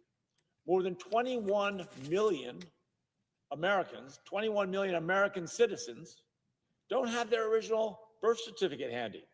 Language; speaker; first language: English; native; English